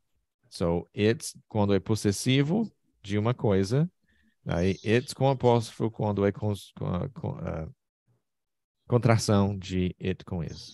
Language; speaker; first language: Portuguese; non-native, fluent; English